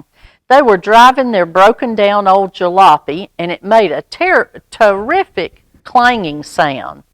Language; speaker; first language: English; native; English